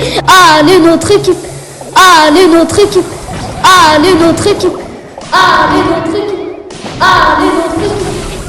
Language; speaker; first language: French; native; French